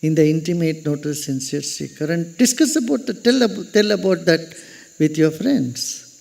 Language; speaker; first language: English; non-native, local second language; Hindi